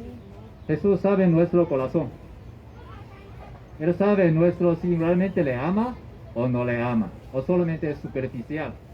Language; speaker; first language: Spanish; non-native, learner; Chinese